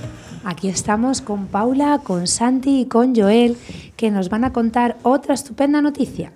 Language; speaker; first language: Spanish; native; Spanish